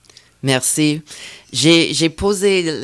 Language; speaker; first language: French; non-native, fluent; English